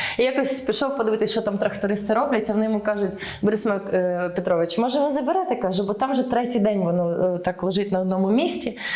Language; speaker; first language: Ukrainian; early bilingual, heritage; Ukrainian